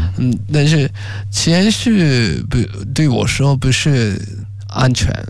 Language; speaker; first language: Chinese; non-native, fluent; Japanese